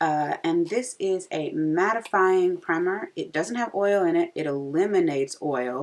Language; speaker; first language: English; native; English